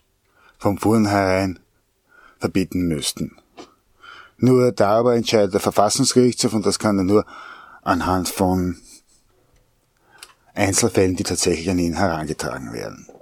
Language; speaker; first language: German; native; German